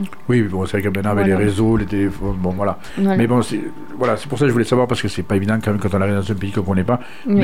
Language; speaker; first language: French; native; French